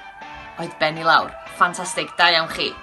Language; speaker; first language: Welsh; native; Welsh